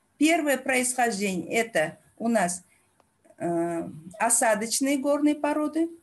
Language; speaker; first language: Russian; non-native, local second language; Uzbek